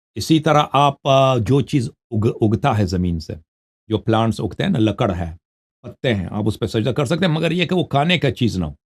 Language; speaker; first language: Urdu; non-native, fluent; Persian